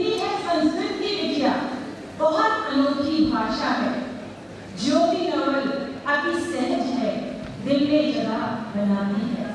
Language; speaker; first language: Hindi; native; Hindi